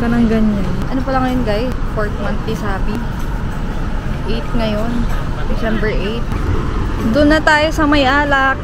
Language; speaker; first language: Filipino; native; Filipino